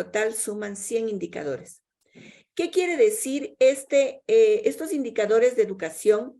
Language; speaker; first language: Spanish; native; Spanish